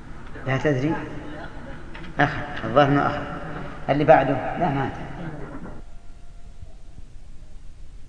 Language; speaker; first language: Arabic; native; Arabic